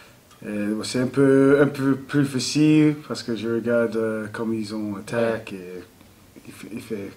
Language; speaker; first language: French; non-native, learner; English